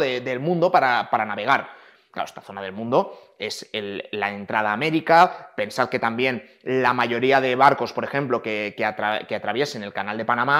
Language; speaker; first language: Spanish; native; Spanish